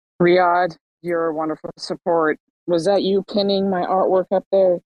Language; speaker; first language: English; non-native, fluent; Persian